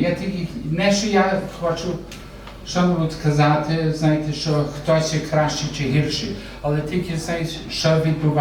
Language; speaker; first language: Ukrainian; early bilingual, heritage; Ukrainian